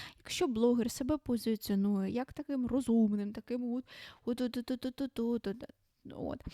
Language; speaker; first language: Ukrainian; non-native, local second language; Russian